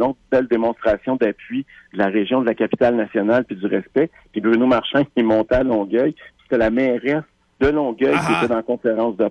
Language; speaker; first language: French; native; French